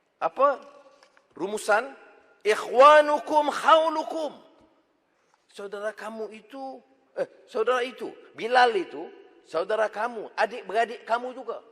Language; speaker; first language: Malay; native; Malay